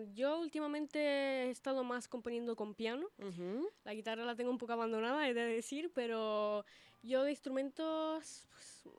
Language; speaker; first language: Spanish; early bilingual, other home language; Italian